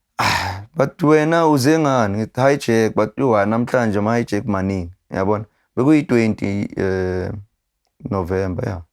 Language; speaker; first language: Zulu; native; Zulu